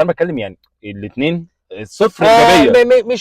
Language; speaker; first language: Arabic; native; Arabic